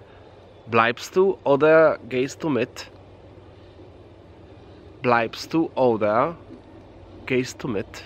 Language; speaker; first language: German; non-native, fluent; Polish